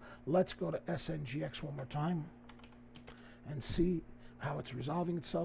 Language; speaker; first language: English; native; English